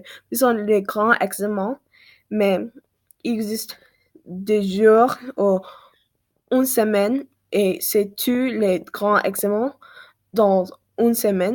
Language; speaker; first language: French; non-native, learner; English